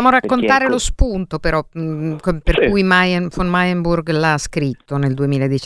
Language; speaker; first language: Italian; native; Italian